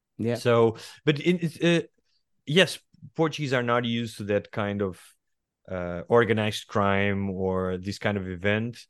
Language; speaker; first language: English; non-native, fluent; Portuguese